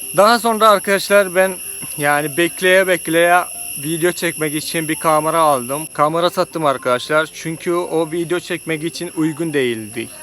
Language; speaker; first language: Turkish; non-native, fluent; Malayalam